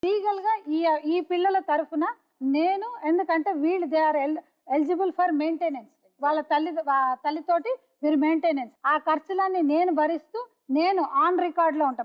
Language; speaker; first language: Telugu; native; Telugu